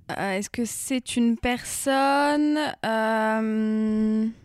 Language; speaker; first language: French; native; French